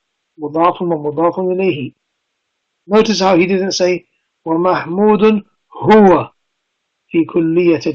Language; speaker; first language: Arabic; non-native, fluent; English